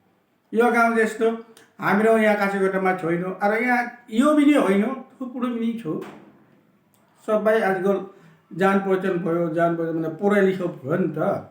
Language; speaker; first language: Nepali; non-native, local second language; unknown